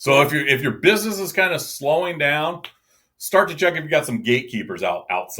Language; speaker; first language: English; native; English